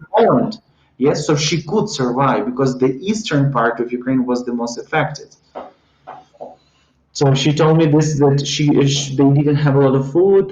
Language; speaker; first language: English; non-native, fluent; Ukrainian